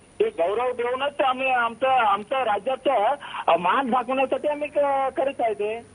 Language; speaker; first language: Marathi; non-native, local second language; Kannada